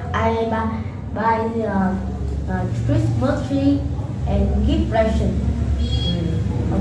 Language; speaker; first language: English; non-native, learner; Vietnamese